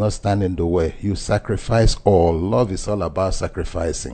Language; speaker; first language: English; non-native, local second language; Igbo